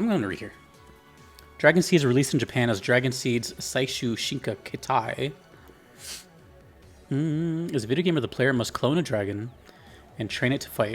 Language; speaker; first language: English; native; English